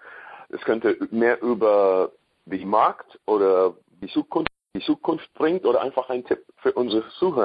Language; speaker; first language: German; non-native, learner; English